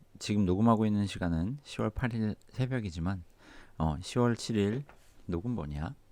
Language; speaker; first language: Korean; native; Korean